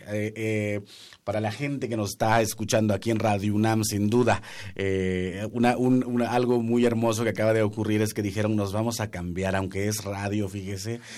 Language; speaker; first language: Spanish; non-native, local second language; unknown